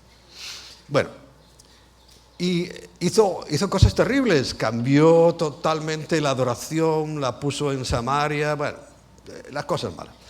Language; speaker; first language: Spanish; native; Spanish